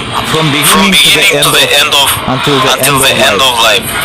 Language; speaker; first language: English; non-native, learner; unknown